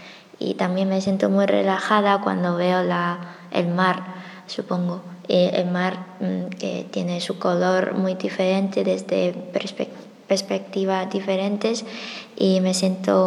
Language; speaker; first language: Spanish; non-native, fluent; Chinese